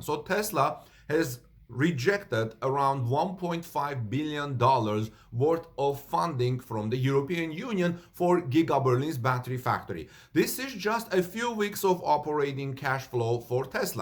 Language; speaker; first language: English; non-native, fluent; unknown